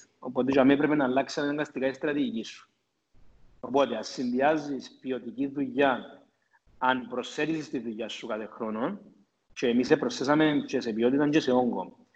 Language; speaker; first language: Greek; native; Greek